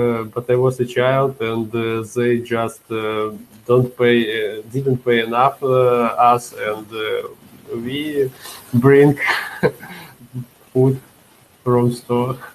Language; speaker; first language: English; non-native, learner; Russian